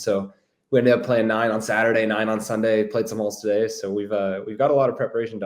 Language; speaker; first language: English; native; English